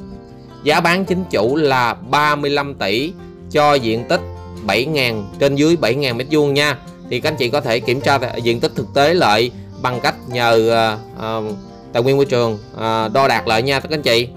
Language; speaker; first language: Vietnamese; native; Vietnamese